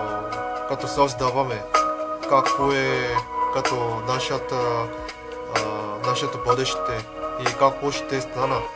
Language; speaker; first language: Bulgarian; non-native, learner; Korean